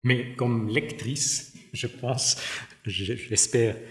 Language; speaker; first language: French; non-native, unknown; German